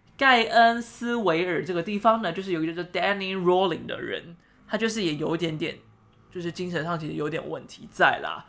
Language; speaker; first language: Chinese; native; Chinese